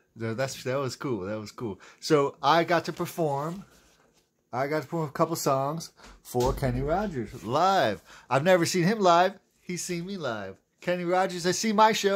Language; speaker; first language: English; native; English